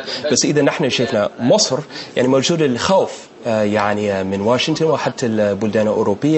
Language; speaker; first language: Arabic; non-native, learner; English